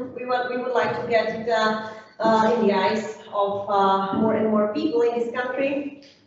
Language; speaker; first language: English; non-native, fluent; Czech